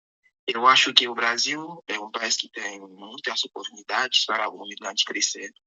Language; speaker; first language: Portuguese; non-native, learner; Haitian Creole